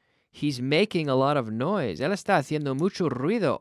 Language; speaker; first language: Spanish; non-native, fluent; English